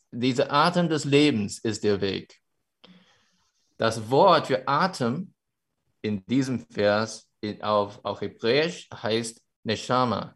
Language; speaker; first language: German; non-native, fluent; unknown